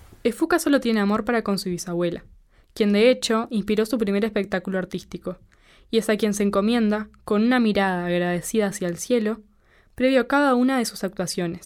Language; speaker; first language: Spanish; native; Spanish